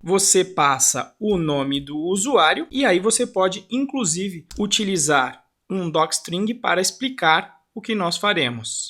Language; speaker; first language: Portuguese; native; Portuguese